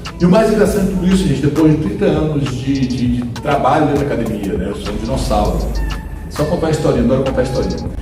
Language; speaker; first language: Portuguese; native; Portuguese